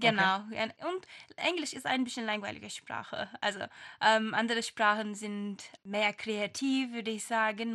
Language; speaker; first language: German; non-native, fluent; Turkish